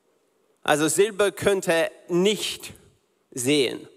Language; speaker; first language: German; non-native, learner; English